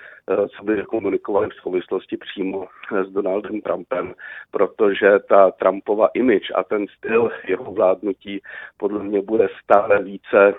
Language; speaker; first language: Czech; native; Czech